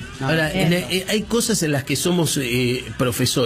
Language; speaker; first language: Spanish; native; Spanish